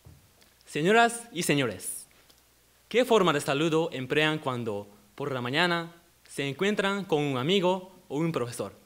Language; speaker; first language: Spanish; non-native, fluent; Japanese